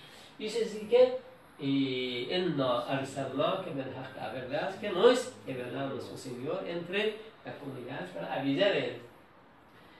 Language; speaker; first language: Portuguese; non-native, learner; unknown